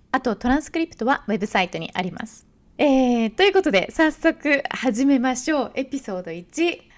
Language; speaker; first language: Japanese; native; Japanese